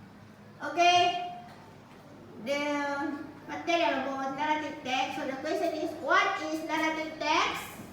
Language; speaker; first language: English; non-native, learner; Indonesian